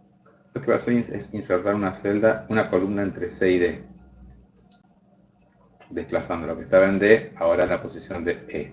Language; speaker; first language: Spanish; native; Spanish